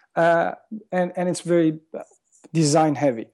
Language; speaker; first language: English; non-native, fluent; Turkish